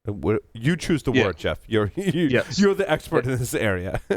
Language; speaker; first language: English; native; English